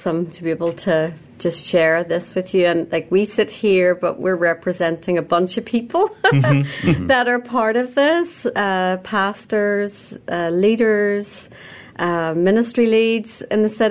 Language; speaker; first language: English; native; English